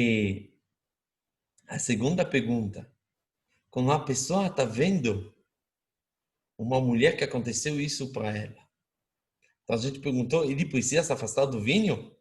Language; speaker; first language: Portuguese; non-native, fluent; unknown